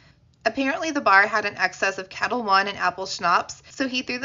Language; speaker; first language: English; native; English